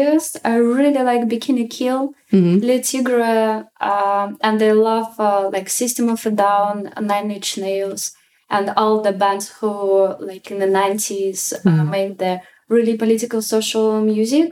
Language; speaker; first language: English; non-native, learner; Russian